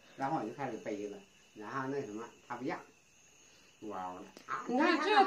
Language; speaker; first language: Chinese; native; Chinese